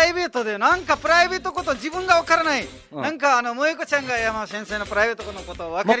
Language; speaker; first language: Japanese; non-native, fluent; Nepali